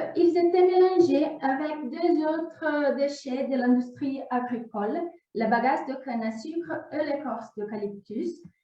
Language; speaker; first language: French; non-native, fluent; Portuguese